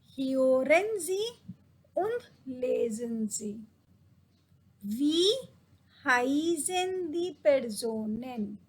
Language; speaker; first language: German; non-native, fluent; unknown